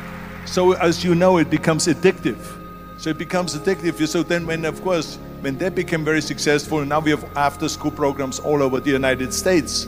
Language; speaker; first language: English; non-native, fluent; German